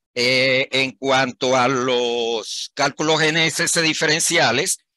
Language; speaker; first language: Spanish; native; Spanish